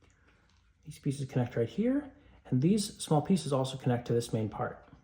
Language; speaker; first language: English; native; English